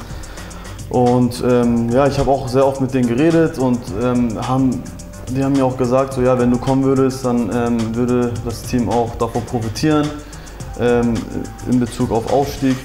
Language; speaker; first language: German; early bilingual, other home language; Turkish